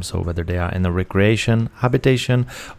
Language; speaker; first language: English; non-native, fluent; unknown